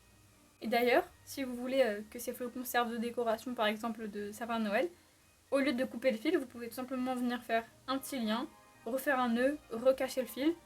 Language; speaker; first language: French; native; French